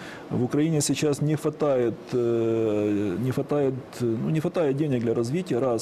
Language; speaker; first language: Russian; native; Russian